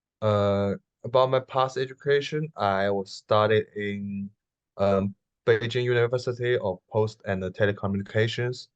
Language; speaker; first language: English; non-native, learner; Chinese